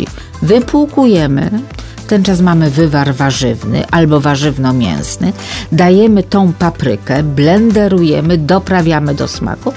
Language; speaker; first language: Polish; native; Polish